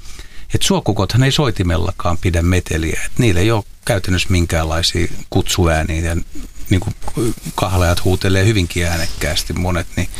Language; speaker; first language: Finnish; native; Finnish